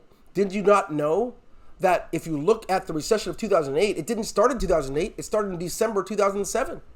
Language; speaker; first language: English; native; English